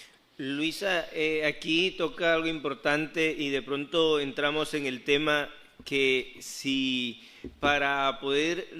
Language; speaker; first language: Spanish; native; Spanish